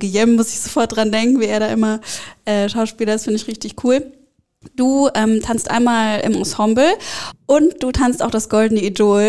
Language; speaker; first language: German; native; German